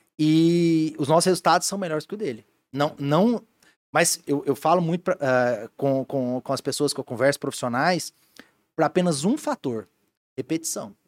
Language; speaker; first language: Portuguese; native; Portuguese